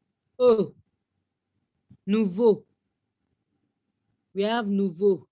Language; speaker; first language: French; non-native, fluent; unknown